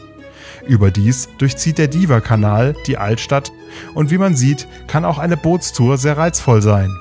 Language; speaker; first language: German; native; German